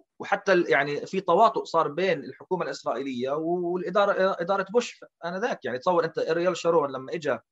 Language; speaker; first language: Arabic; early bilingual, heritage; Arabic